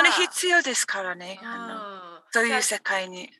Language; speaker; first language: Japanese; non-native, learner; English